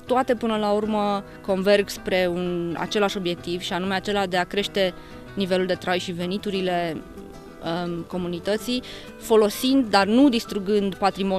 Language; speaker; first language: Romanian; native; Romanian